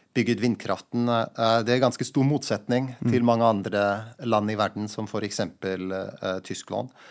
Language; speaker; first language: Norwegian; non-native, fluent; German